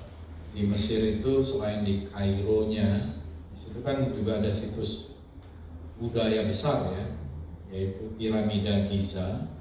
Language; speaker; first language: Indonesian; native; Indonesian